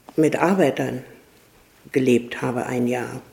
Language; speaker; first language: German; native; German